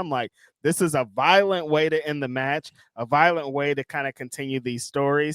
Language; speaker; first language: English; native; English